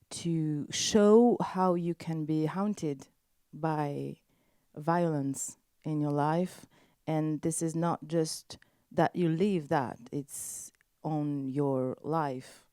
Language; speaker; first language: English; non-native, learner; French